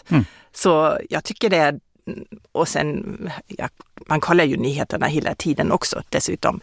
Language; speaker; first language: Swedish; non-native, fluent; German